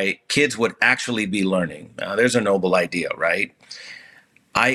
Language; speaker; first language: English; early bilingual, other home language; Spanish